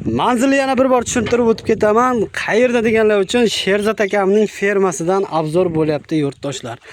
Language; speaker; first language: Uzbek; native; Uzbek